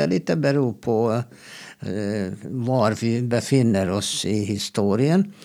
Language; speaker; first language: Swedish; non-native, fluent; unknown